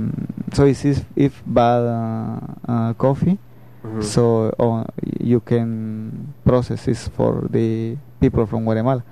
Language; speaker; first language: English; non-native, learner; Spanish